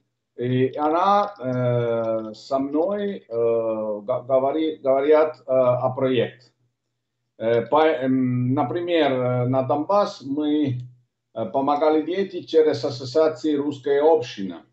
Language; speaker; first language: Russian; non-native, learner; Italian